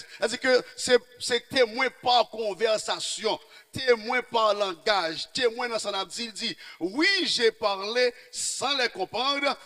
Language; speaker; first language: French; non-native, local second language; Haitian Creole